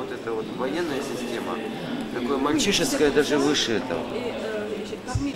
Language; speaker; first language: Russian; native; Russian